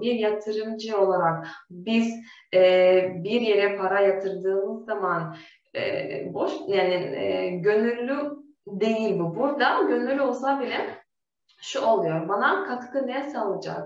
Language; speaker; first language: Turkish; non-native, fluent; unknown